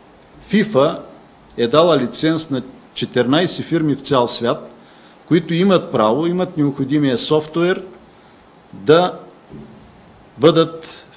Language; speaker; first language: Bulgarian; native; Bulgarian